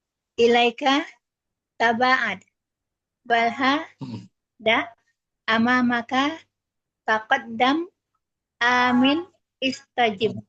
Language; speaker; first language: Arabic; non-native, learner; Indonesian